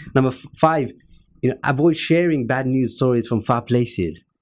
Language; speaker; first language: English; native; English